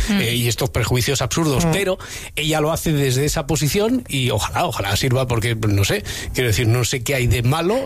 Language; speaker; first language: Spanish; native; Spanish